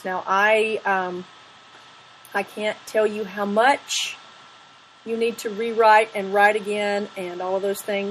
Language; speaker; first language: English; native; English